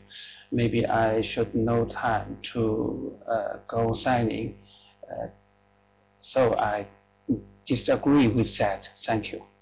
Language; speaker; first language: English; non-native, learner; Chinese